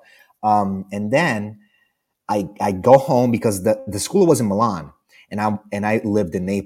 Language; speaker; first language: English; non-native, fluent; Italian